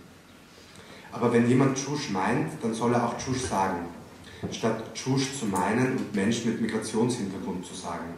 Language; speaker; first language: German; native; German